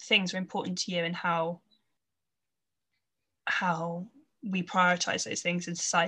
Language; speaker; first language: English; native; English